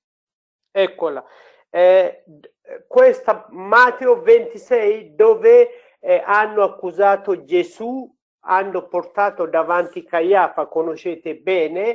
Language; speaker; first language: Italian; non-native, learner; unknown